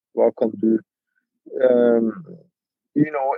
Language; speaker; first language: Norwegian; early bilingual, other home language; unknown